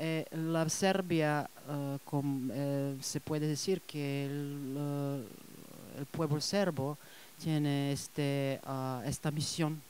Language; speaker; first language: Spanish; non-native, fluent; Serbian